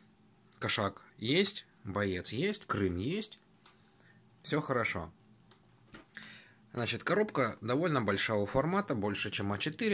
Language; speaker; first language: Russian; native; Russian